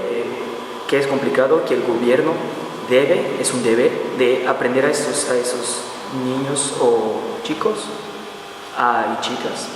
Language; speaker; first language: Spanish; non-native, learner; Portuguese